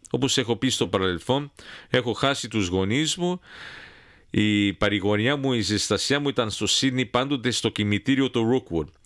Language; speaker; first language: Greek; early bilingual, heritage; Greek